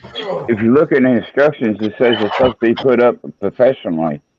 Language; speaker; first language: English; native; English